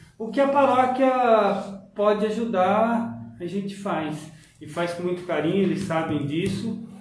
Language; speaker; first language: Portuguese; native; Portuguese